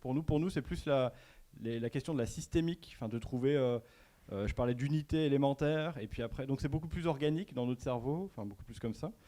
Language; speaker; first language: French; native; French